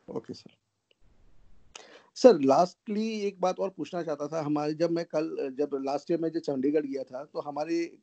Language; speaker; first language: Hindi; non-native, local second language; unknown